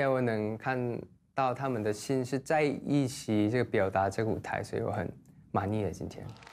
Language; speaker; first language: Chinese; non-native, learner; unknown